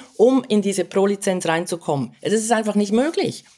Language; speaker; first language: German; native; German